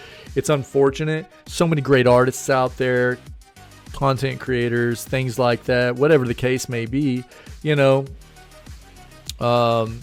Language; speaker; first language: English; native; English